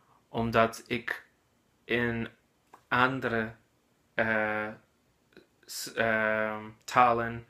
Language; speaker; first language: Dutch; non-native, learner; English